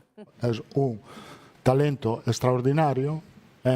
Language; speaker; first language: Portuguese; non-native, fluent; Italian